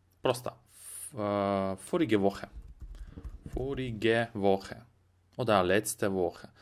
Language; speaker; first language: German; non-native, fluent; Russian